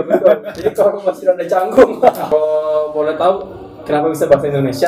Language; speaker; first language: Indonesian; native; Indonesian